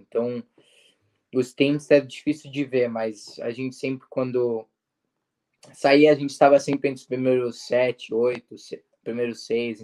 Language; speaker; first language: Portuguese; early bilingual, heritage; Portuguese